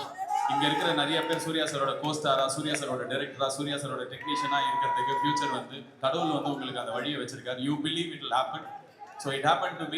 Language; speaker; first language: Tamil; native; Tamil